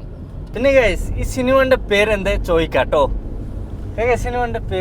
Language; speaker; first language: Malayalam; non-native, learner; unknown